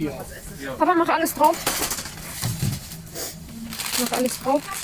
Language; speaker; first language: German; early bilingual, other home language; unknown